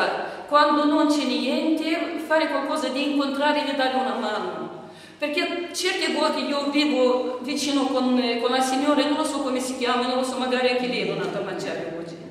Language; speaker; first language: Italian; non-native, fluent; Romanian